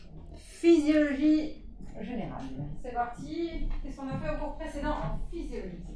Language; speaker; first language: French; native; French